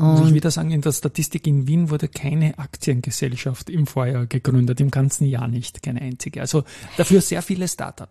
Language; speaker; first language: German; native; German